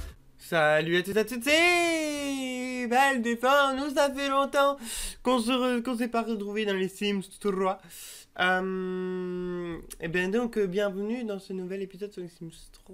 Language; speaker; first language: French; native; French